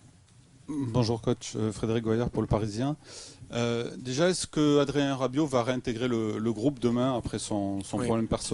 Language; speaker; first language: French; native; French